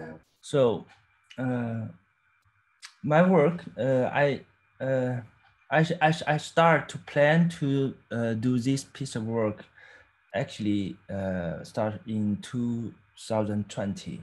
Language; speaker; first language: English; non-native, fluent; Chinese